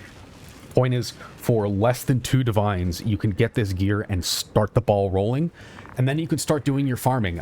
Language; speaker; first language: English; native; English